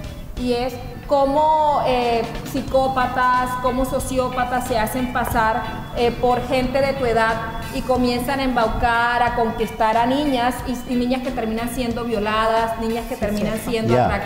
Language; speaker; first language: Spanish; native; Spanish